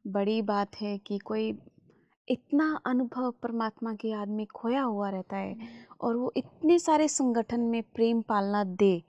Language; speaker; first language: Hindi; native; Hindi